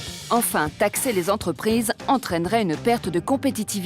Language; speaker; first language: French; native; French